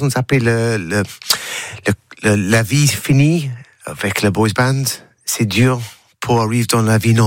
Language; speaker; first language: French; non-native, learner; English